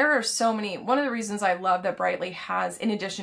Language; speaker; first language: English; native; English